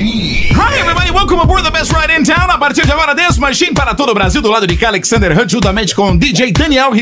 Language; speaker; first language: Portuguese; native; Portuguese